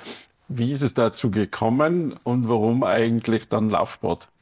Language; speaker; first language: German; native; German